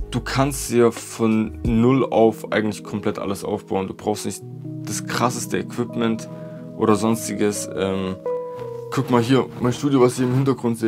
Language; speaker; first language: German; native; German